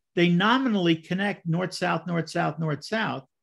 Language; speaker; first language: English; native; English